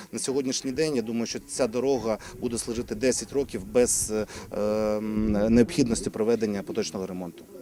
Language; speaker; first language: Ukrainian; native; Ukrainian